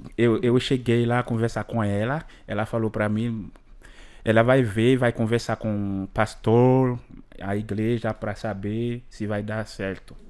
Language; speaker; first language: Portuguese; non-native, learner; Haitian Creole